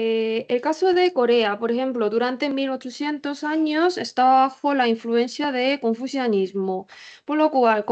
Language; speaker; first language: Spanish; non-native, learner; Korean